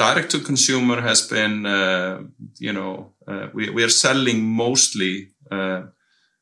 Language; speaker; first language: English; non-native, fluent; Icelandic